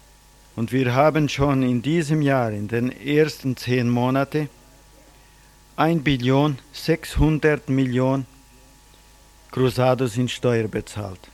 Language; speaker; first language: German; early bilingual, heritage; German